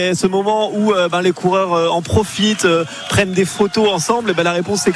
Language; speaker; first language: French; native; French